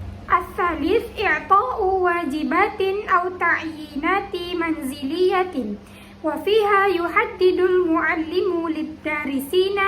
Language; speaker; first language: Arabic; non-native, learner; Indonesian